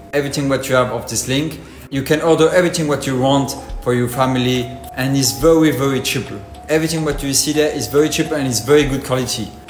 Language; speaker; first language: English; non-native, learner; French